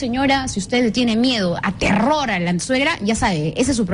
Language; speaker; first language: Spanish; native; Spanish